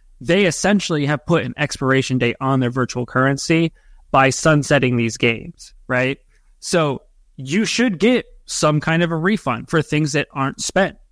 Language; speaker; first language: English; native; English